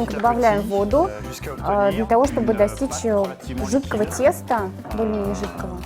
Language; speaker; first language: Russian; native; Russian